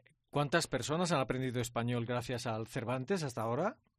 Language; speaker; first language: Spanish; native; Spanish